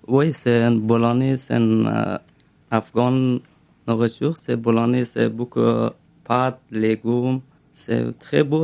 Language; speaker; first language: French; non-native, learner; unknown